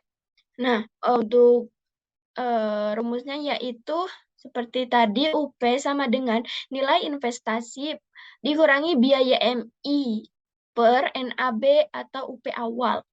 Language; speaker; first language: Indonesian; native; Indonesian